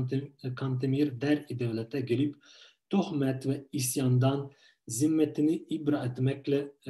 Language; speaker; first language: Turkish; non-native, fluent; Ukrainian